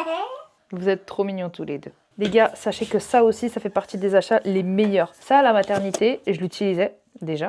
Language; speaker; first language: French; native; French